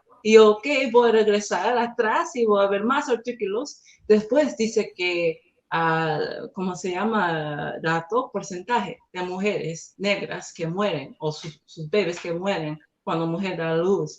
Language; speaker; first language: Spanish; non-native, learner; English